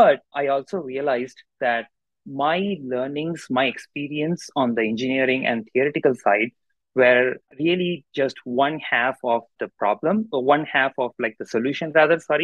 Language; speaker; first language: English; non-native, local second language; Tamil